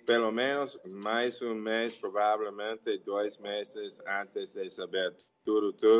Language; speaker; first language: Portuguese; non-native, learner; English